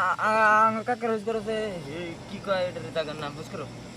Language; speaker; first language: Hindi; non-native, learner; Bangla